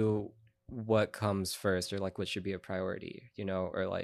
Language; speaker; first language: English; native; English